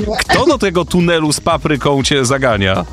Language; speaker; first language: Polish; native; Polish